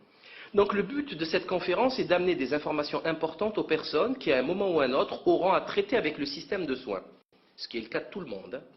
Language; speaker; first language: French; native; French